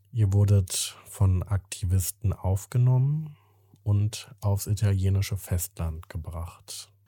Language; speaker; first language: German; native; German